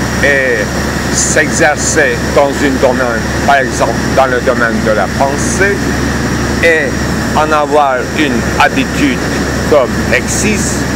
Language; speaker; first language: French; non-native, fluent; Turkish